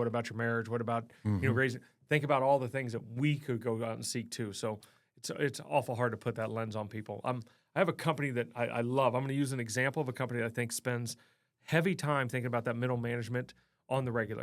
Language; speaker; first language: English; native; English